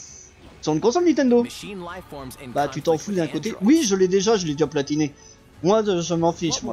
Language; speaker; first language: French; native; French